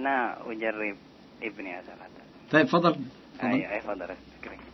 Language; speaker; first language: Arabic; non-native, learner; Indonesian